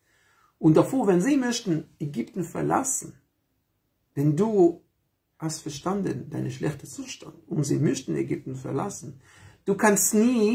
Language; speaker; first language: German; non-native, fluent; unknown